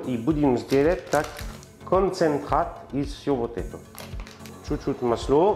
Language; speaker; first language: Russian; non-native, learner; French